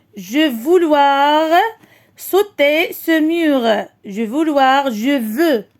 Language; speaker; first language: French; non-native, local second language; Arabic